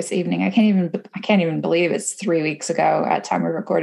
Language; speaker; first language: English; native; English